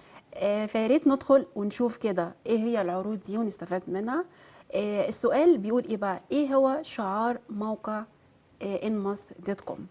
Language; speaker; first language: Arabic; native; Arabic